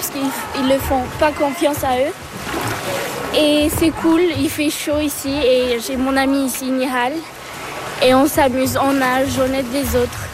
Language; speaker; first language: French; early bilingual, other home language; Turkish